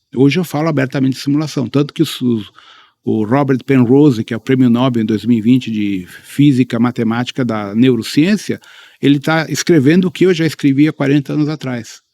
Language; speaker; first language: Portuguese; early bilingual, other home language; Spanish